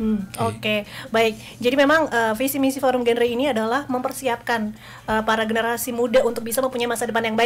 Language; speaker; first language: Indonesian; native; Indonesian